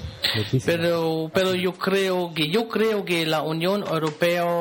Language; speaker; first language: Spanish; non-native, fluent; German